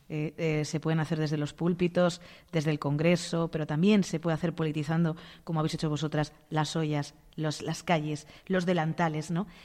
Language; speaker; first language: Spanish; native; Spanish